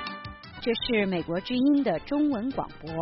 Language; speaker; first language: Chinese; native; Chinese